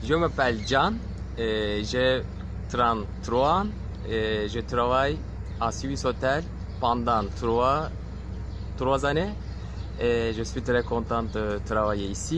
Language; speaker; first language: French; non-native, fluent; Turkish